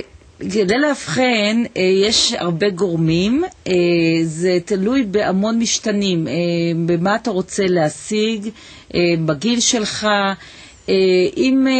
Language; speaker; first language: Hebrew; native; Hebrew